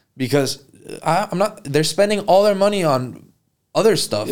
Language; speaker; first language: English; early bilingual, other home language; Spanish